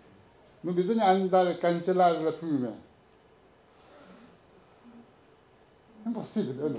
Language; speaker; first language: Italian; non-native, learner; Tibetan